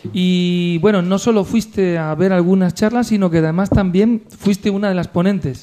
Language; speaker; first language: Spanish; native; Spanish